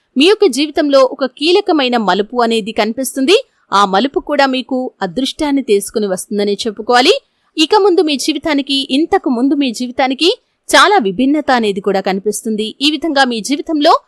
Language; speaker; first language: Telugu; native; Telugu